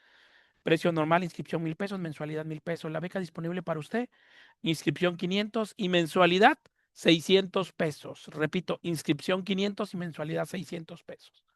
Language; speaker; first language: Spanish; native; Spanish